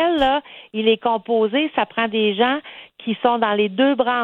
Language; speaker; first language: French; native; French